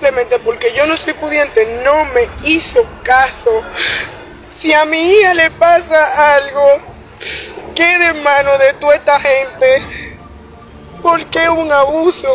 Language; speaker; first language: Spanish; native; Spanish